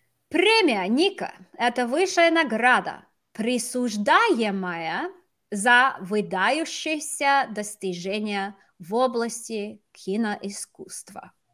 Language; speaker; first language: Russian; non-native, fluent; English